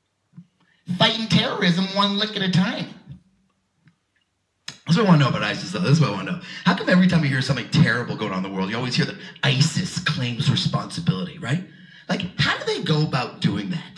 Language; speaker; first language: English; native; English